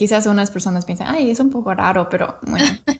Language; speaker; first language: Spanish; non-native, learner; English